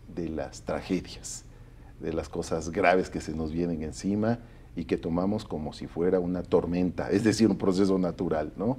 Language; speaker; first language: Spanish; native; Spanish